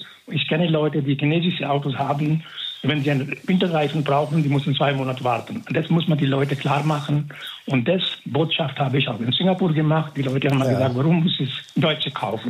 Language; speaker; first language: German; non-native, fluent; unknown